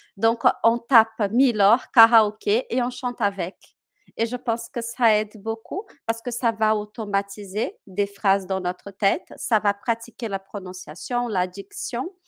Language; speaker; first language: French; non-native, fluent; Portuguese